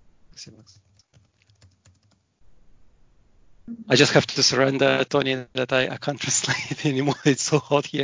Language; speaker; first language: English; non-native, fluent; Russian